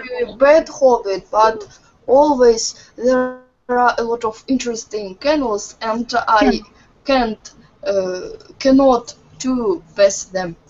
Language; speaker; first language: English; non-native, learner; Russian